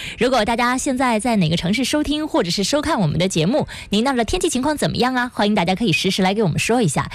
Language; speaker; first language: Chinese; native; Chinese